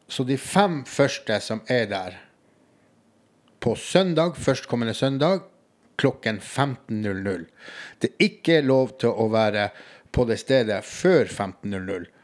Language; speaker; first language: Norwegian; native; Norwegian